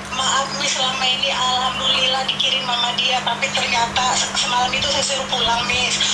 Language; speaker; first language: Indonesian; native; Indonesian